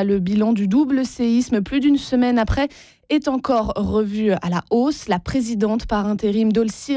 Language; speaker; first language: French; native; French